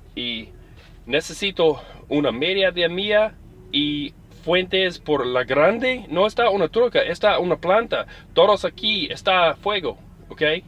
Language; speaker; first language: Spanish; non-native, learner; English